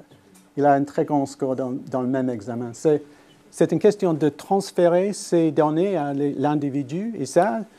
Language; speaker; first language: French; non-native, fluent; English